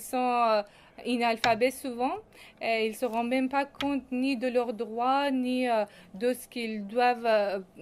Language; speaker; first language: French; non-native, fluent; Persian